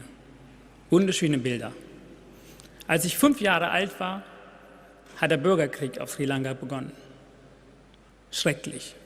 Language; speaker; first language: German; non-native, fluent; Tamil